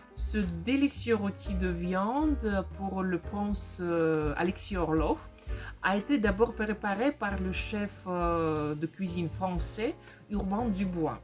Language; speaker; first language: French; non-native, fluent; Russian